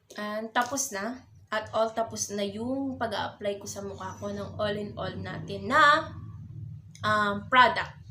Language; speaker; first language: Filipino; native; Filipino